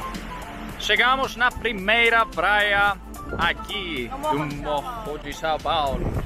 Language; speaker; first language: Portuguese; non-native, fluent; Greek